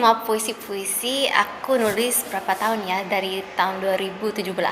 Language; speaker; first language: Indonesian; early bilingual, heritage; Indonesian